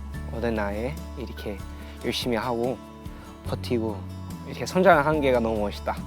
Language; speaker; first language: Korean; early bilingual, heritage; English